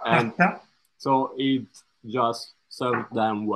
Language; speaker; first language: English; non-native, fluent; Italian